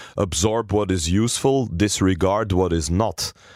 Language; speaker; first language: English; early bilingual, other home language; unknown